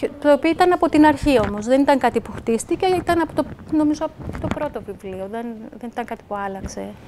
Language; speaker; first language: Greek; native; Greek